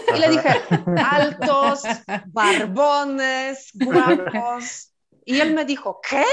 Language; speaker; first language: Spanish; non-native, fluent; Polish